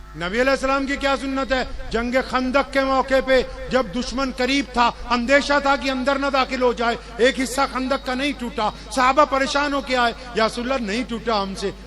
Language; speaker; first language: Urdu; non-native, local second language; Punjabi